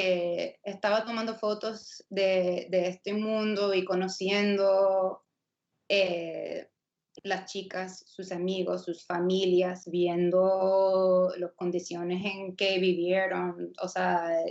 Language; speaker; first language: Spanish; non-native, fluent; English